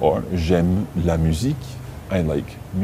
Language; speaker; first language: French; non-native, fluent; English